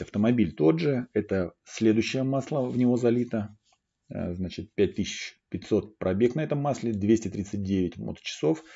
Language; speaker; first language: Russian; native; Russian